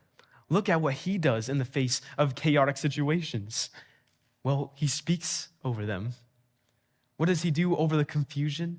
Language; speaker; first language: English; native; English